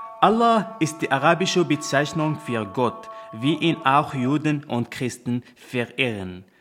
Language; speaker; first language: German; non-native, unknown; Arabic